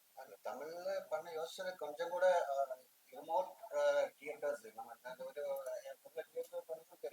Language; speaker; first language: Tamil; non-native, learner; Malayalam